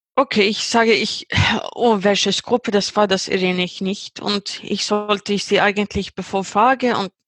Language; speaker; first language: German; non-native, fluent; Swedish